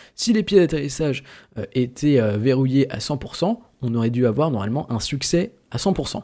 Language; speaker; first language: French; native; French